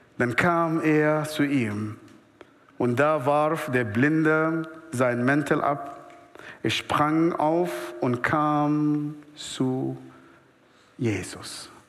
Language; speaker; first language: German; non-native, fluent; Arabic